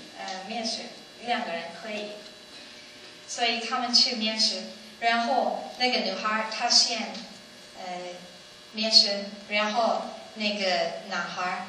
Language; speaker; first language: Chinese; non-native, learner; English